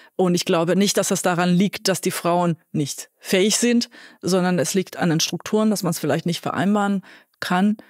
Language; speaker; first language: German; non-native, fluent; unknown